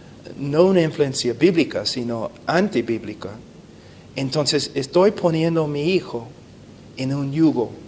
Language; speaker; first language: Spanish; non-native, fluent; English